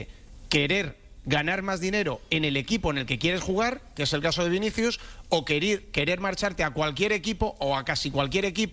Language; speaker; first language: Spanish; native; Spanish